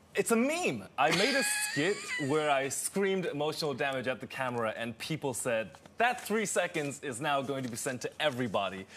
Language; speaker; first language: English; native; English